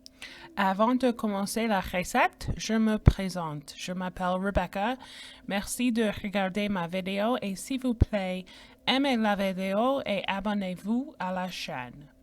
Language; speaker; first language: French; non-native, fluent; English